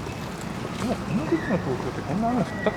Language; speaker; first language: Japanese; native; Japanese